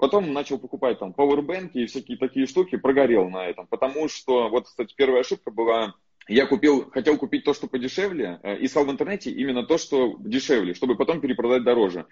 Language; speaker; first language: Russian; native; Russian